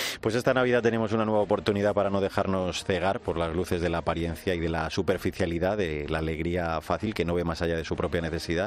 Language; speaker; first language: Spanish; native; Spanish